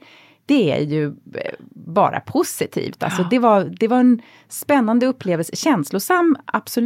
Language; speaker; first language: Swedish; native; Swedish